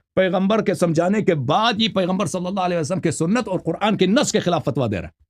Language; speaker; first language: Urdu; non-native, fluent; Persian